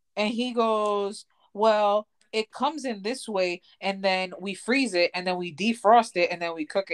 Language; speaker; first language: English; early bilingual, other home language; Spanish